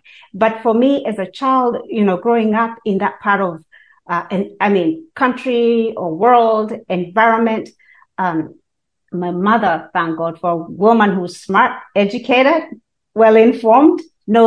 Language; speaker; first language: English; non-native, local second language; Kikuyu